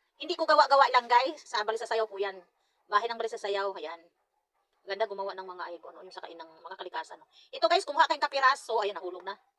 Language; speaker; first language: Filipino; non-native, local second language; Cebuano